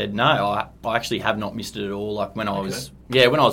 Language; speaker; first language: English; native; English